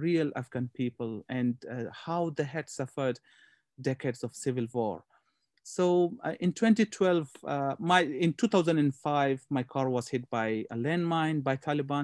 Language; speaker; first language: English; non-native, local second language; Hazaragi